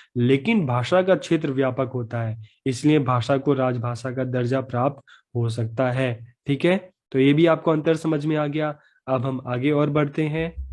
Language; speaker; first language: Hindi; native; Hindi